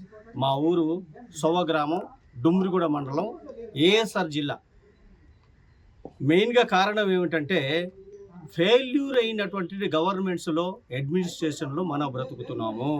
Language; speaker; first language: Telugu; native; Telugu